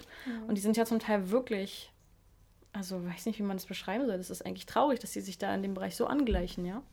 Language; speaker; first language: German; native; German